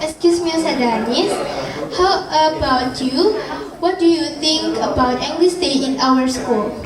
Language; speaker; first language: English; non-native, learner; Indonesian